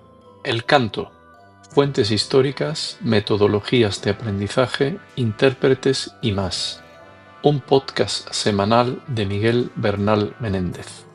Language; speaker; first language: Spanish; native; Spanish